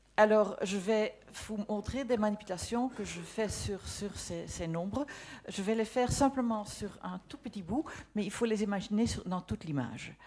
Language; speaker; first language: French; non-native, local second language; Dutch